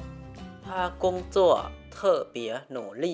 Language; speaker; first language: Chinese; non-native, fluent; Lao